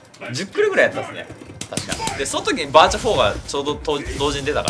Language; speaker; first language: Japanese; native; Japanese